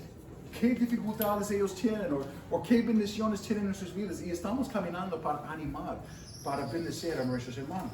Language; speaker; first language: Spanish; non-native, fluent; English